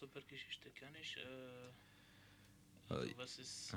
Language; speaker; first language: German; non-native, learner; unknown